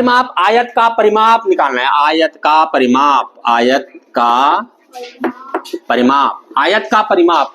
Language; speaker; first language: Hindi; native; Hindi